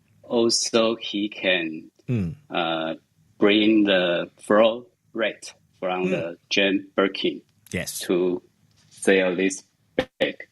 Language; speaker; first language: English; non-native, learner; Chinese